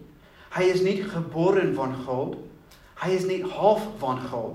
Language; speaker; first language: Dutch; non-native, learner; English